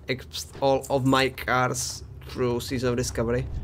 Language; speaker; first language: English; non-native, fluent; Czech